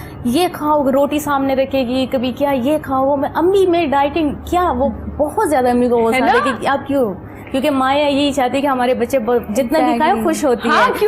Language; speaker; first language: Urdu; non-native, local second language; Pashto